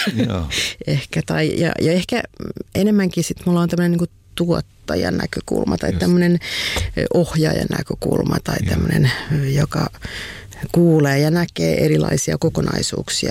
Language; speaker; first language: Finnish; native; Finnish